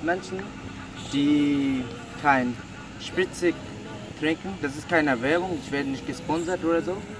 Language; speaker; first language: German; non-native, fluent; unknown